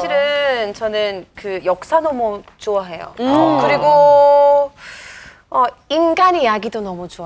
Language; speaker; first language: Korean; non-native, fluent; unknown